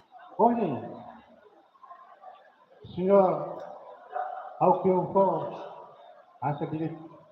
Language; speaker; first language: Portuguese; non-native, local second language; Tetum